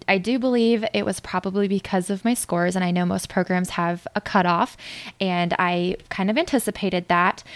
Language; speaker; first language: English; native; English